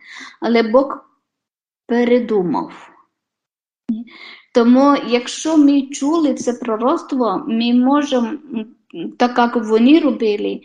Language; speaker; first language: Ukrainian; non-native, fluent; Polish